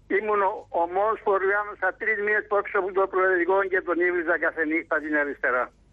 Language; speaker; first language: Greek; native; Greek